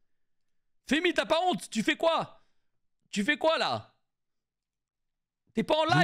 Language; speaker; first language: French; native; French